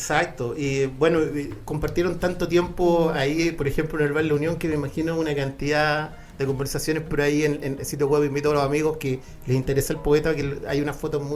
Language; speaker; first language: Spanish; native; Spanish